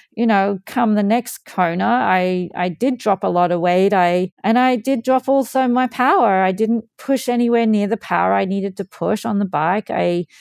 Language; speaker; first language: English; native; English